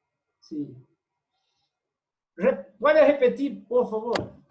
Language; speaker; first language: Spanish; non-native, fluent; Portuguese